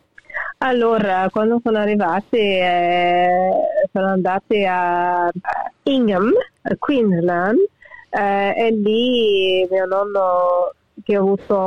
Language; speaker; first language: Italian; early bilingual, heritage; English